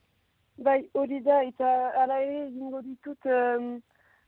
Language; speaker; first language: Basque; non-native, local second language; French